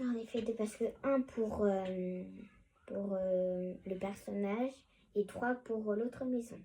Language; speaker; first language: French; native; French